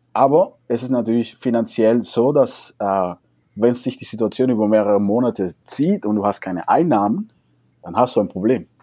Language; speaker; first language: German; non-native, fluent; Spanish